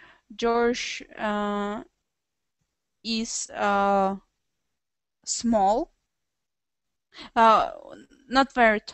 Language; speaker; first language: English; non-native, learner; Russian